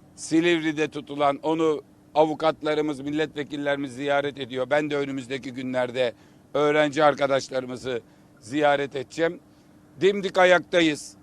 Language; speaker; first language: Turkish; native; Turkish